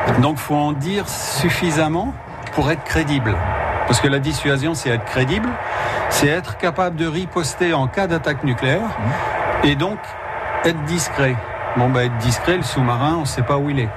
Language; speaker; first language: French; native; French